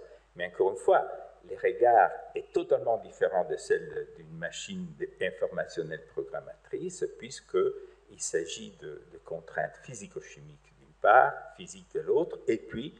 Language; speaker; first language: French; native; French